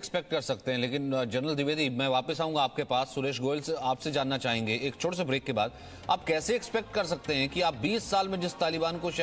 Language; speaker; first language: Hindi; native; Hindi